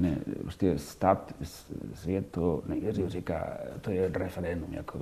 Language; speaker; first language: Czech; non-native, fluent; Catalan